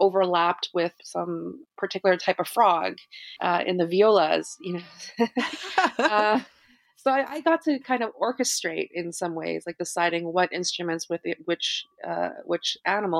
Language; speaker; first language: English; native; English